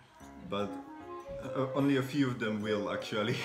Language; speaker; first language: English; non-native, fluent; Slovak